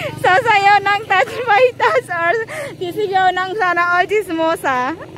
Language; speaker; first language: Filipino; non-native, local second language; Cebuano